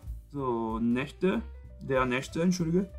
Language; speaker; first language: German; non-native, fluent; French